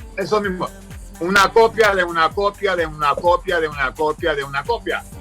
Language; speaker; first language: Spanish; early bilingual, heritage; Spanish